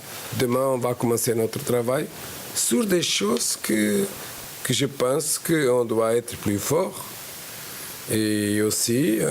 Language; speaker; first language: French; non-native, fluent; Portuguese